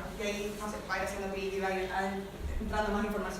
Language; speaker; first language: Spanish; native; Spanish